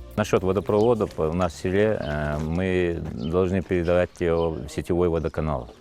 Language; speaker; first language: Russian; non-native, local second language; Ingush